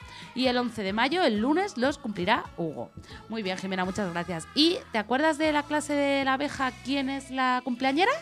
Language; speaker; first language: Spanish; native; Spanish